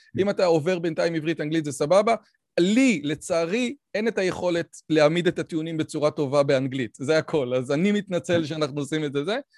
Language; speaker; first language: Hebrew; native; Hebrew